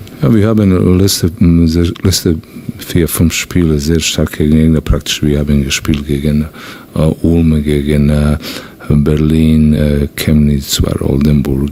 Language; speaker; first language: German; non-native, learner; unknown